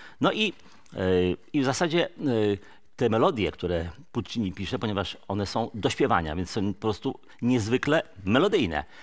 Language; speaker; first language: Polish; native; Polish